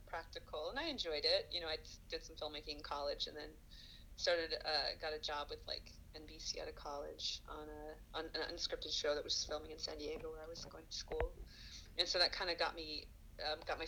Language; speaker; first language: English; native; English